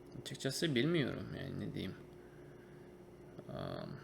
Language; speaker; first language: Turkish; non-native, fluent; Russian